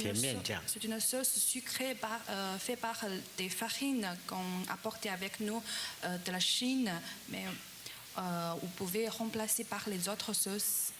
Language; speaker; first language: French; non-native, learner; Chinese